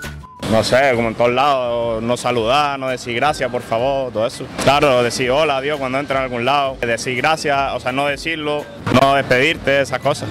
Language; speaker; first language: Spanish; native; Spanish